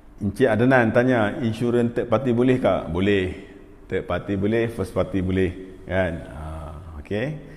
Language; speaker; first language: Malay; native; Malay